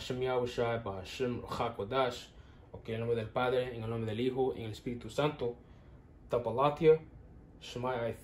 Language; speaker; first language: Spanish; non-native, learner; English